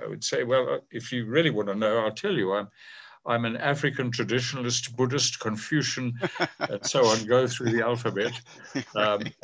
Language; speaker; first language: English; native; English